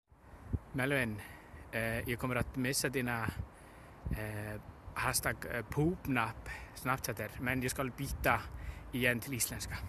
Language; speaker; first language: Swedish; non-native, learner; Icelandic